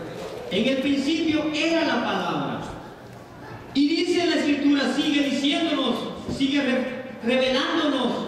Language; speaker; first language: Spanish; native; Spanish